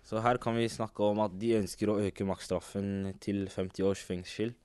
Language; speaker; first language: Norwegian; native; Norwegian